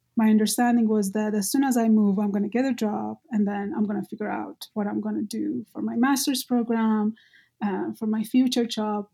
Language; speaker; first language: English; non-native, fluent; Persian